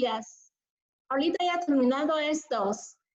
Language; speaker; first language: Spanish; non-native, learner; Chinese